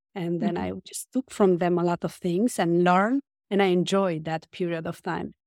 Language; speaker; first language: English; non-native, fluent; Romanian